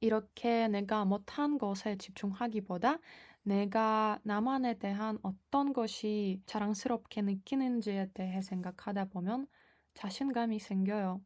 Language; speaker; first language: Korean; non-native, fluent; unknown